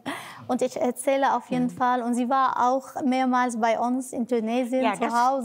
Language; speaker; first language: German; non-native, learner; Arabic